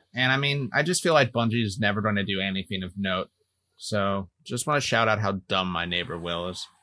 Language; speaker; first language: English; native; English